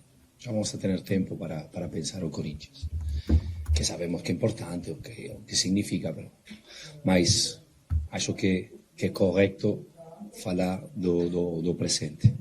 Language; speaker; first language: Portuguese; non-native, fluent; Spanish